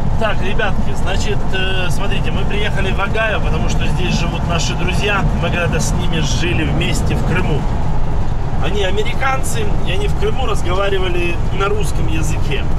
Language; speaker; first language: Russian; native; Russian